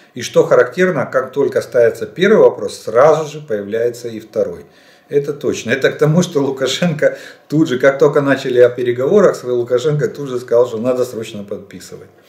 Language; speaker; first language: Russian; native; Russian